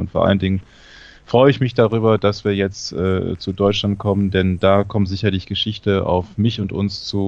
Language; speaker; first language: German; native; German